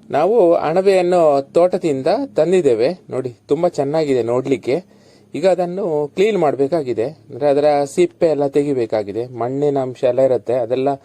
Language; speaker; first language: Kannada; non-native, local second language; Konkani